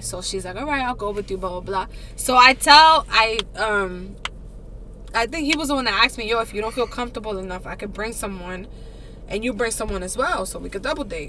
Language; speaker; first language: English; early bilingual, other home language; Spanish